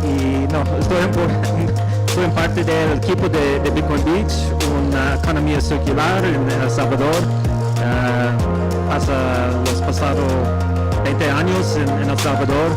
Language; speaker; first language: Spanish; non-native, learner; English